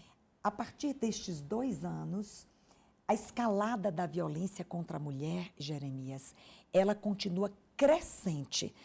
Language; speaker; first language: Portuguese; native; Portuguese